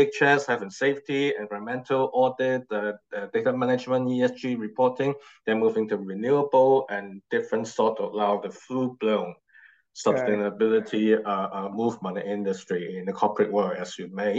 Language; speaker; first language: English; non-native, local second language; Cantonese